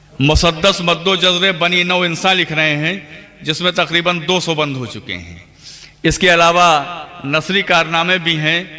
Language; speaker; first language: Urdu; native; Urdu